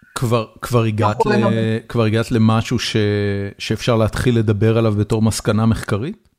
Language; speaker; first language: Hebrew; native; Hebrew